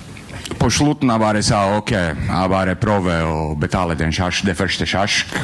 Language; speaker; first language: Norwegian; non-native, learner; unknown